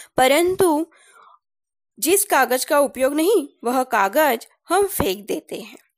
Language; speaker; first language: Hindi; non-native, local second language; Marathi